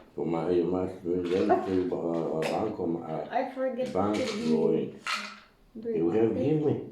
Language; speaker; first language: English; non-native, learner; Croatian